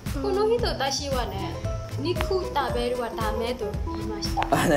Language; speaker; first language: Japanese; non-native, learner; Burmese